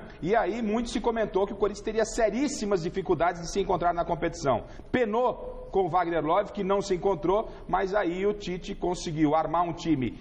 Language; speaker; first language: Portuguese; native; Portuguese